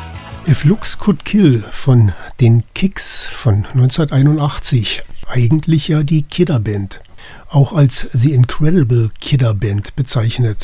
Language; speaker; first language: German; native; German